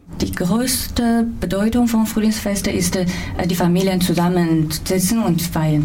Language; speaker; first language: German; non-native, fluent; Chinese